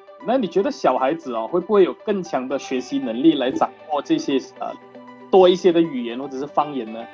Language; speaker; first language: Chinese; native; Chinese